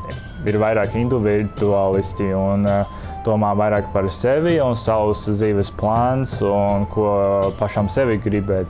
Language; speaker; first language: Latvian; early bilingual, other home language; Chinese